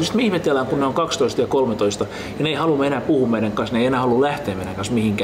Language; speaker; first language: Finnish; native; Finnish